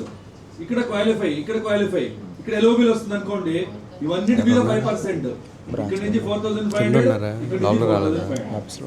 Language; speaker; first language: Telugu; native; Telugu